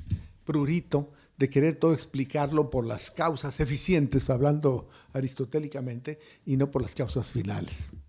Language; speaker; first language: Spanish; native; Spanish